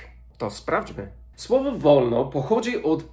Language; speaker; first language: Polish; non-native, fluent; English